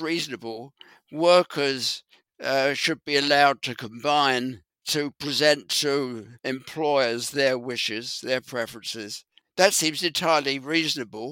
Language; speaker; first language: English; native; English